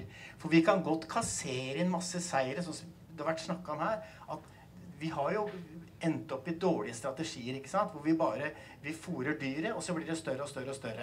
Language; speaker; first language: Norwegian; native; Norwegian